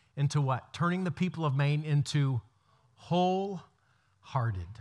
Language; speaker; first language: English; native; English